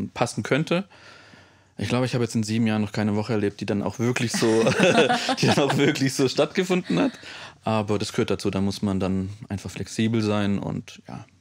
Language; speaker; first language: German; native; German